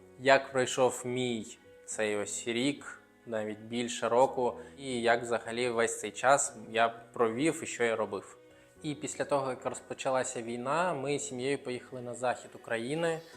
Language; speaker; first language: Ukrainian; non-native, local second language; Russian